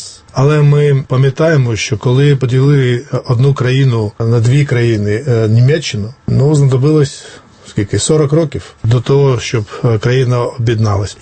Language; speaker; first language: Ukrainian; non-native, fluent; Georgian